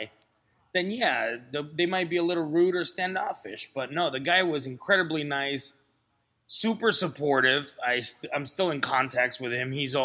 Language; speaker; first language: English; early bilingual, other home language; Spanish